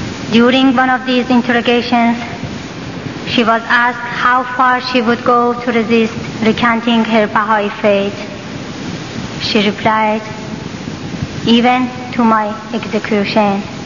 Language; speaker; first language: English; non-native, fluent; Persian